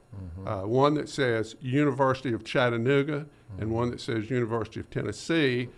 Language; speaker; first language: English; native; English